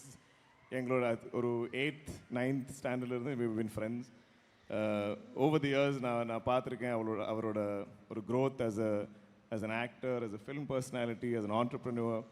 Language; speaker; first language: Tamil; non-native, local second language; Malayalam